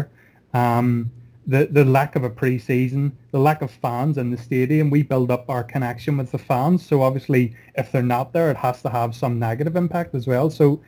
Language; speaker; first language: English; native; English